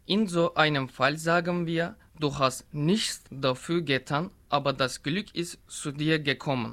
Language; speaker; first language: German; non-native, learner; Turkish